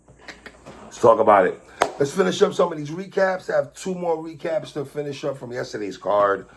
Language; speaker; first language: English; native; English